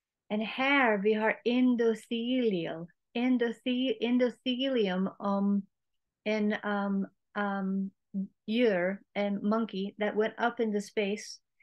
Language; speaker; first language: English; native; English